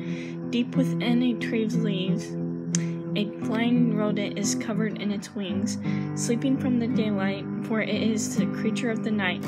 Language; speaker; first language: English; native; English